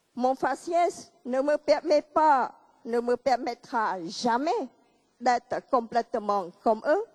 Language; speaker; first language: French; non-native, fluent; Khmer